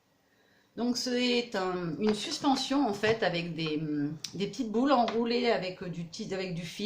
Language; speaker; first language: French; native; French